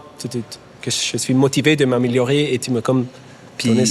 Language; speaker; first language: French; non-native, fluent; German